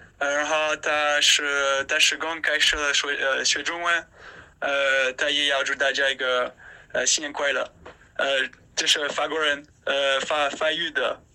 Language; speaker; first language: Chinese; non-native, learner; French